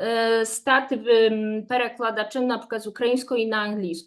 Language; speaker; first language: Ukrainian; non-native, fluent; Polish